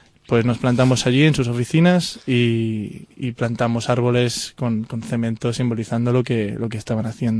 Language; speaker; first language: Spanish; native; Spanish